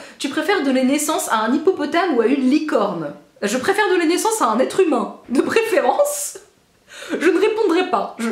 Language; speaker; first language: French; native; French